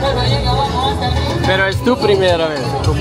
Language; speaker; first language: Spanish; non-native, fluent; Swedish